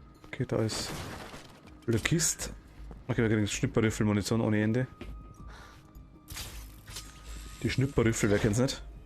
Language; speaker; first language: German; native; German